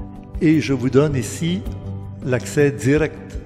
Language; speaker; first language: French; native; French